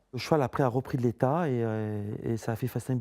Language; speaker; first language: French; native; French